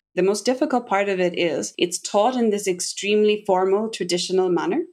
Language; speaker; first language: English; native; English